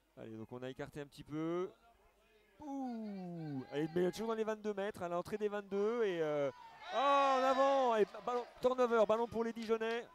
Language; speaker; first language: French; native; French